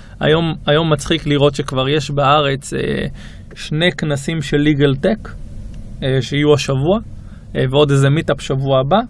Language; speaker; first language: Hebrew; native; Hebrew